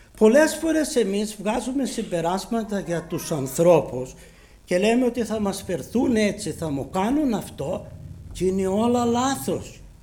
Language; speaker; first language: Greek; native; Greek